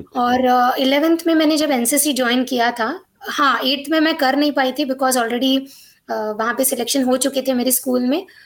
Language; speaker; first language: Hindi; non-native, local second language; Marathi